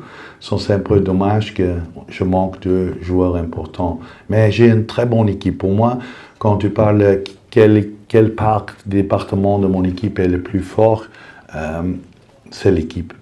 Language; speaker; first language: French; non-native, fluent; Dutch